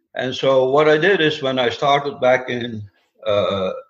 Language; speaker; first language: English; non-native, fluent; Dutch